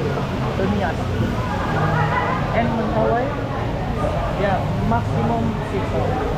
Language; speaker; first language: English; non-native, learner; Indonesian